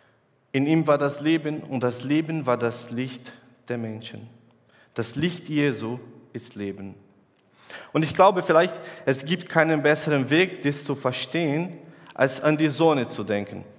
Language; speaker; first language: German; non-native, fluent; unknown